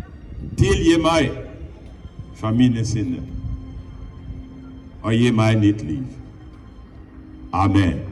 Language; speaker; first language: Norwegian; non-native, fluent; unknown